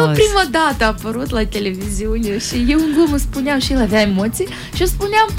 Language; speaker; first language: Romanian; non-native, local second language; Russian